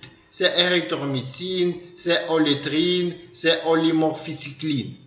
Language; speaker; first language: French; non-native, learner; Ukrainian